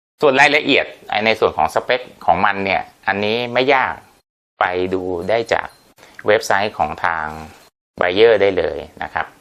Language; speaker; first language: Thai; native; Thai